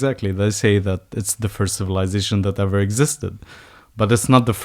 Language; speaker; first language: English; non-native, fluent; Arabic